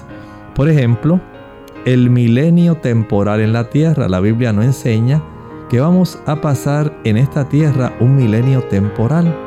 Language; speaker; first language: Spanish; native; Spanish